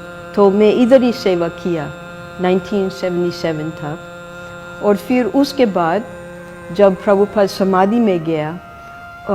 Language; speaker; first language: Hindi; non-native, fluent; English